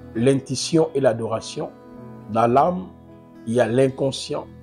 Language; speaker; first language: French; non-native, local second language; Lingala